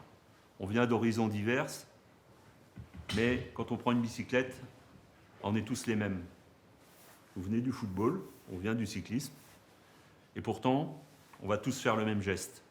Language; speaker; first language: French; native; French